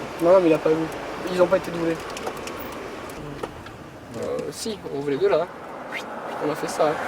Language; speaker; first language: French; native; French